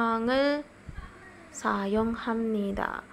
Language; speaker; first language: Korean; non-native, fluent; Indonesian